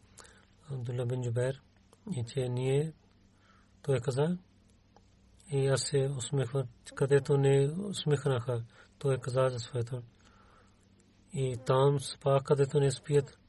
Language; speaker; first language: Bulgarian; non-native, learner; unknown